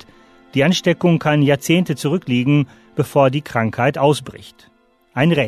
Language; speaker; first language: German; native; German